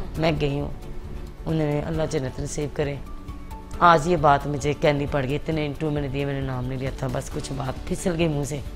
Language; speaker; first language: Urdu; non-native, local second language; Punjabi